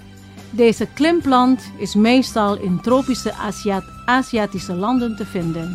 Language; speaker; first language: Dutch; non-native, fluent; Indonesian